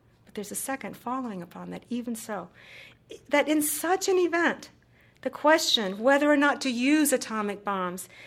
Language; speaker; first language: English; early bilingual, other home language; Japanese